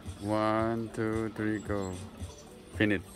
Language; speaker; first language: English; non-native, local second language; Cebuano